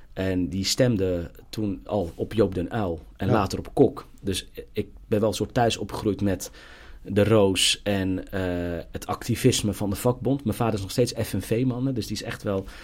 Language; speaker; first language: Dutch; native; Dutch